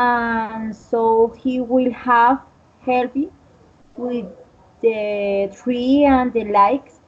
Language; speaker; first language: English; non-native, learner; Spanish